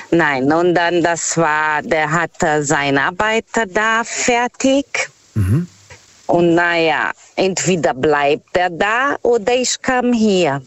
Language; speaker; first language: German; non-native, fluent; Portuguese